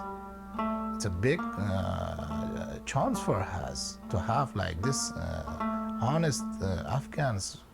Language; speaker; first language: English; non-native, learner; Persian